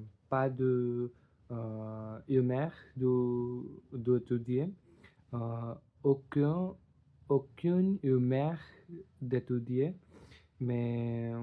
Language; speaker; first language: French; non-native, learner; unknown